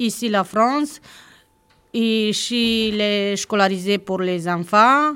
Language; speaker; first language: French; non-native, learner; Romanian